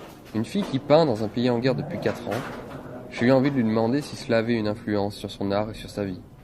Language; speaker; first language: French; native; French